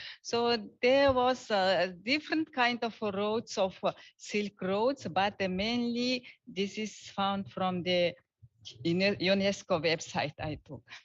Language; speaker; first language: English; non-native, learner; Mongolian